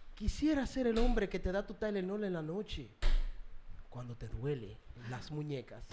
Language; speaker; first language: Spanish; early bilingual, other home language; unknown